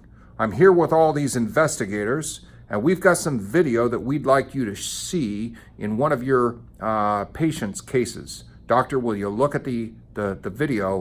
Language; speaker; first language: English; native; English